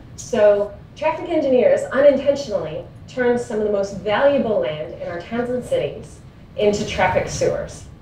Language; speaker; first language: English; native; English